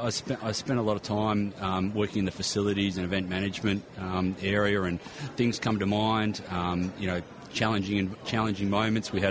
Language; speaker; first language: English; native; English